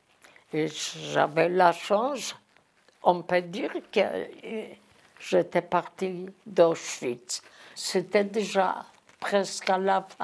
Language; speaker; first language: French; non-native, learner; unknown